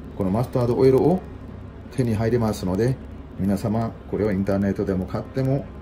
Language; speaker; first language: Japanese; non-native, fluent; Bangla